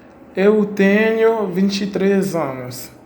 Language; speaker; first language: Portuguese; non-native, fluent; Haitian Creole